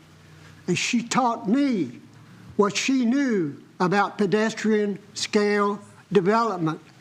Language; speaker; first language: English; native; English